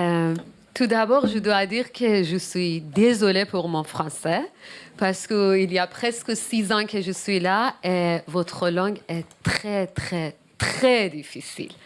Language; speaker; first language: French; non-native, learner; Persian